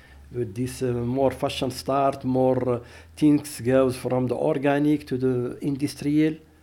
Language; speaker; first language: English; non-native, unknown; Arabic